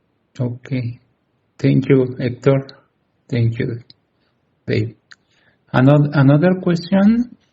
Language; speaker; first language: English; non-native, learner; Spanish